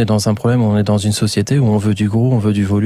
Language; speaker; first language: French; native; French